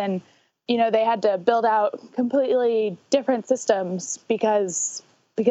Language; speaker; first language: English; native; English